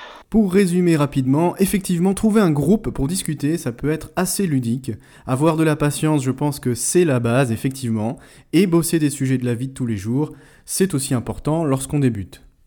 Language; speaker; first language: French; native; French